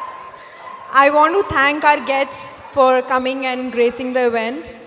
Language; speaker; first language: Telugu; non-native, local second language; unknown